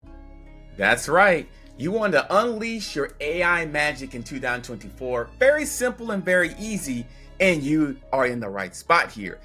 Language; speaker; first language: English; native; English